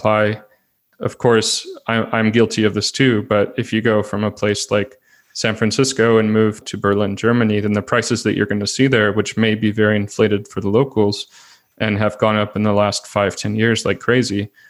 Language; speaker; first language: English; native; English